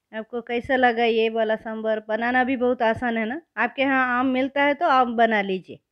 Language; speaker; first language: Hindi; non-native, local second language; Kannada